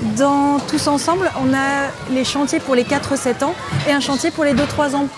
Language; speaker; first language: French; native; French